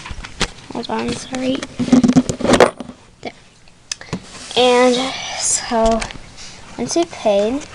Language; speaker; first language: English; native; English